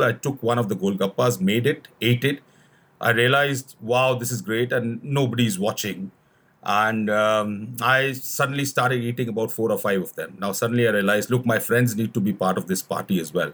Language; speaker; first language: English; non-native, local second language; Hindi